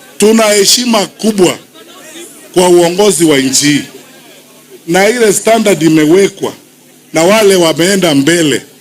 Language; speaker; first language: Swahili; non-native, local second language; Gusii